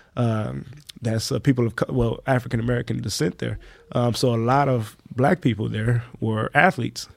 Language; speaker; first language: English; native; English